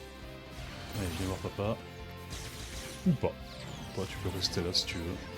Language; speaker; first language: French; native; French